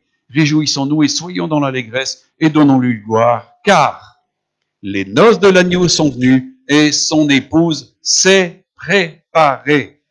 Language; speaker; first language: French; native; French